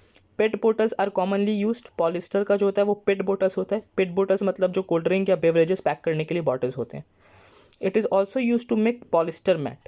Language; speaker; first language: Hindi; native; Hindi